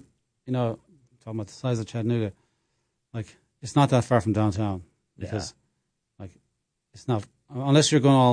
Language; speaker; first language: English; native; English